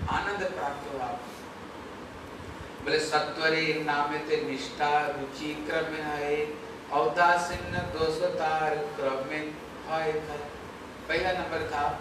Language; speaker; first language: Hindi; non-native, local second language; Bangla